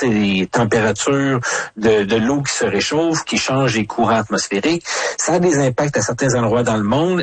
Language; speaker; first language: French; native; French